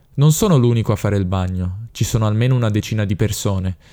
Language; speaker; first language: Italian; native; Italian